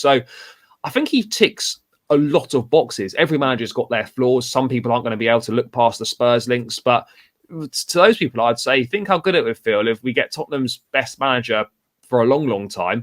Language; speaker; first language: English; native; English